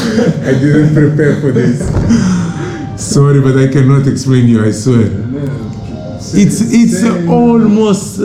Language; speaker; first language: English; non-native, local second language; Kabuverdianu